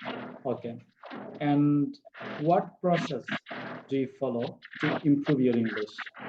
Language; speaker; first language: English; non-native, fluent; Bangla